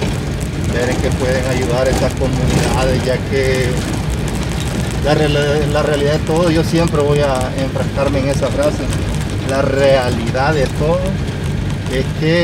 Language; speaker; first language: Spanish; native; Spanish